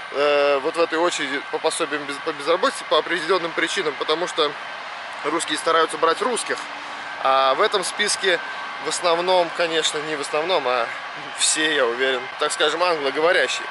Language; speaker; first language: Russian; native; Russian